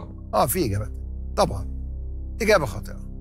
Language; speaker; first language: Arabic; native; Arabic